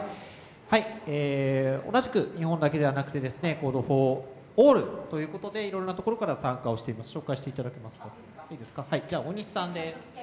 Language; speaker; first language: Japanese; native; Japanese